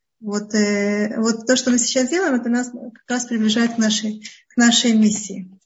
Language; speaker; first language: Russian; early bilingual, heritage; Russian